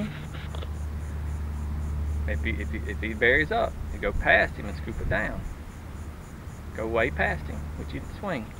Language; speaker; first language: English; native; English